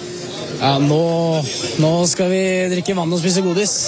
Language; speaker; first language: Norwegian; native; Norwegian